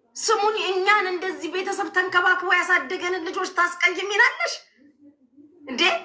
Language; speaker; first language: Amharic; native; Amharic